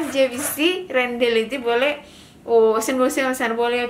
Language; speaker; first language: Turkish; non-native, learner; Indonesian